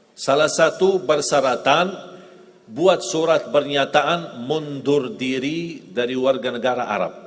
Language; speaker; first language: Indonesian; non-native, fluent; Arabic